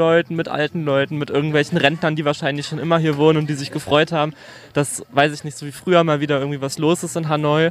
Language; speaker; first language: German; native; German